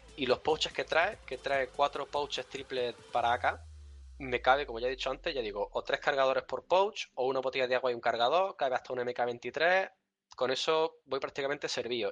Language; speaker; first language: Spanish; early bilingual, other home language; Russian